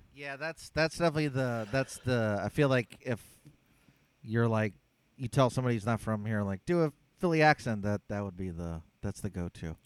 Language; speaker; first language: English; native; English